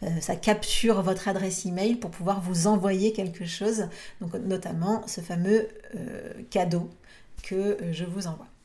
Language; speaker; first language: French; native; French